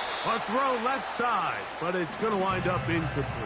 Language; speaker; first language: English; native; English